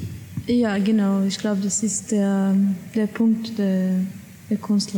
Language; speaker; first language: German; non-native, learner; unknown